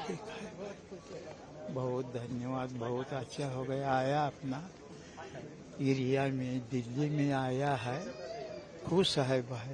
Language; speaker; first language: Hindi; non-native, local second language; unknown